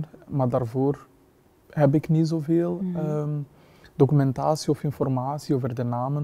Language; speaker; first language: Dutch; non-native, fluent; Kinyarwanda